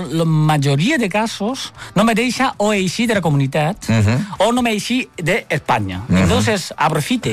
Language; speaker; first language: Catalan; non-native, fluent; Chinese